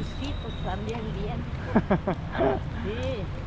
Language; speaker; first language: Spanish; native; Spanish